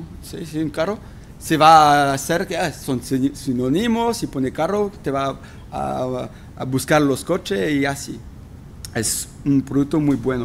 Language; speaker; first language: Spanish; non-native, fluent; French